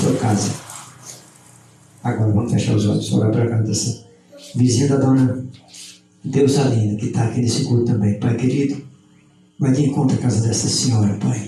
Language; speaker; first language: Portuguese; native; Portuguese